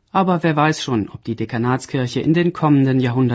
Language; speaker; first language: German; native; German